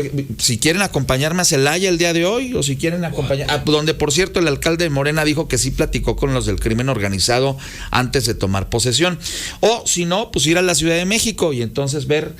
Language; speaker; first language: Spanish; native; Spanish